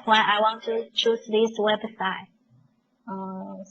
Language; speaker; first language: English; non-native, learner; Chinese